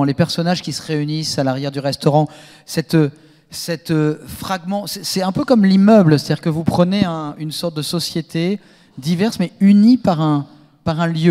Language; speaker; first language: French; native; French